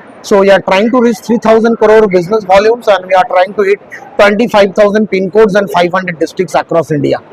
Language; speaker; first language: English; non-native, local second language; Bangla